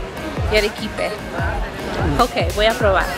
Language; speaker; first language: Spanish; non-native, learner; English